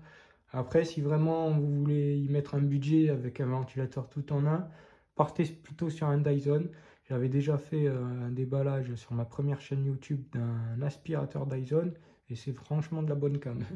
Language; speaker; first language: French; native; French